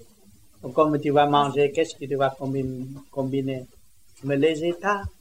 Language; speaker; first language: French; non-native, learner; Vietnamese